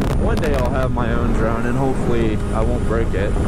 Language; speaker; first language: English; native; English